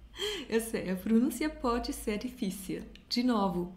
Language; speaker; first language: Portuguese; non-native, fluent; German